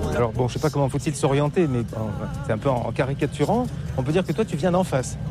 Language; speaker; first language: French; native; French